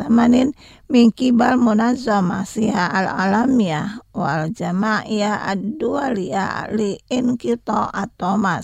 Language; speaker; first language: Arabic; non-native, learner; Indonesian